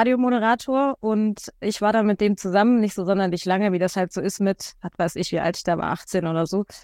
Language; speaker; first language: German; native; German